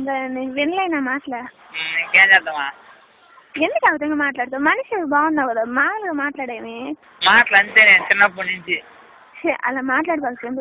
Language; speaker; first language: Telugu; native; Telugu